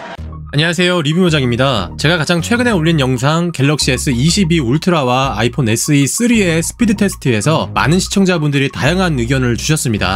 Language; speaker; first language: Korean; native; Korean